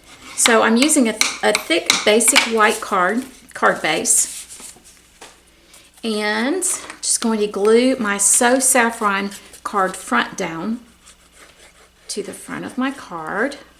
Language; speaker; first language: English; native; English